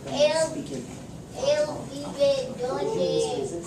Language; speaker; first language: Spanish; non-native, learner; English